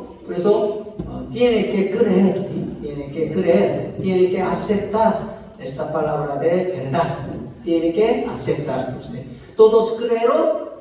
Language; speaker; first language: Spanish; non-native, fluent; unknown